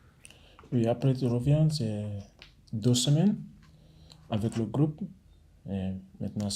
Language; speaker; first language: French; non-native, learner; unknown